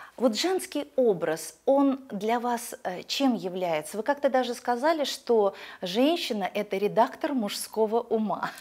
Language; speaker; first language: Russian; native; Russian